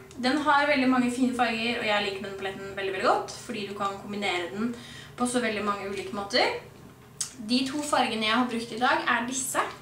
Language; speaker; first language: Norwegian; native; Norwegian